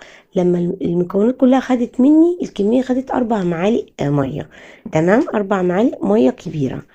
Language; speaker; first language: Arabic; native; Arabic